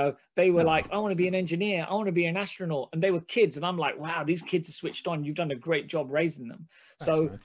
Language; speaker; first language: English; non-native, local second language; Hindi